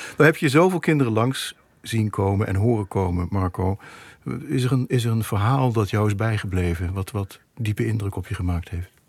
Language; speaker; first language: Dutch; native; Dutch